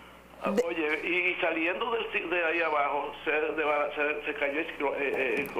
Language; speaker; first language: Spanish; native; Spanish